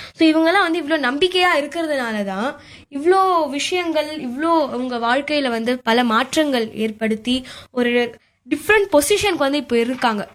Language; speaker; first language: Tamil; native; Tamil